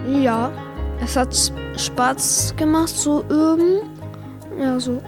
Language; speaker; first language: German; non-native, learner; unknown